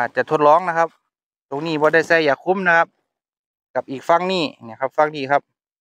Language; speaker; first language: Thai; native; Thai